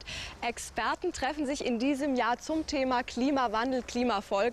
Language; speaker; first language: German; native; German